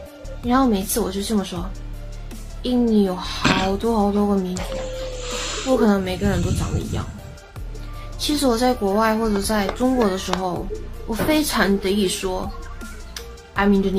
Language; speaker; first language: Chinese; non-native, fluent; Indonesian